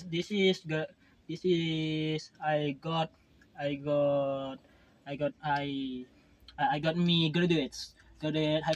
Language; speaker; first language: English; non-native, learner; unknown